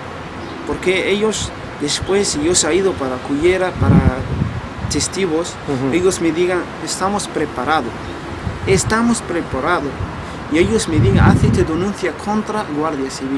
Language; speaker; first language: Spanish; non-native, learner; Arabic